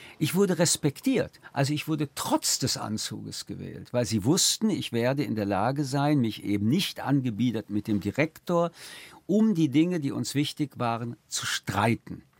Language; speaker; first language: German; early bilingual, other home language; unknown